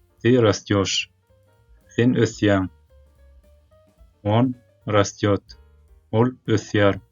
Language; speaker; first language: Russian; non-native, local second language; Turkmen